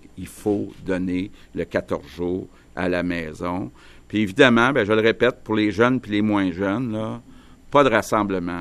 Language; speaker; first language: French; native; French